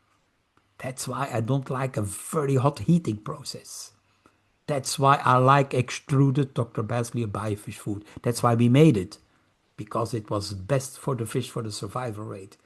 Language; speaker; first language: English; non-native, fluent; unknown